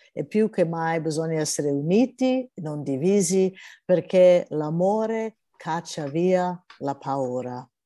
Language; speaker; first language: Italian; non-native, fluent; English